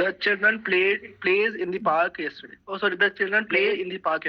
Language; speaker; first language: English; non-native, local second language; Hindi